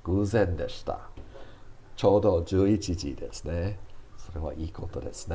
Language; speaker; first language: Japanese; non-native, fluent; English